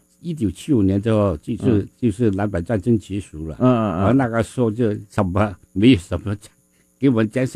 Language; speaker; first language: Chinese; non-native, fluent; Min Nan Chinese